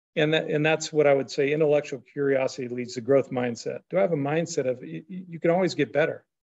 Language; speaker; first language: English; native; English